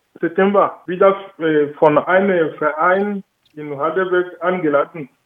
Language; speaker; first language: German; non-native, learner; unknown